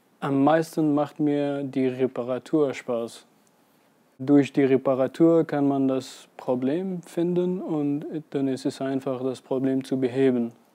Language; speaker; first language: German; non-native, fluent; Persian